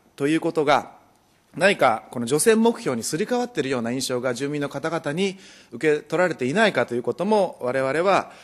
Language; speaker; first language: Japanese; native; Japanese